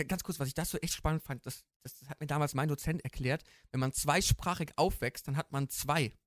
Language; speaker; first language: German; native; German